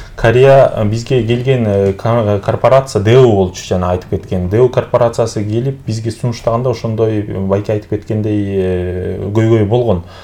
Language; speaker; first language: Kyrgyz; native; Kyrgyz